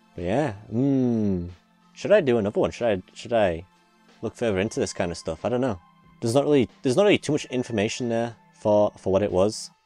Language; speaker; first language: English; native; English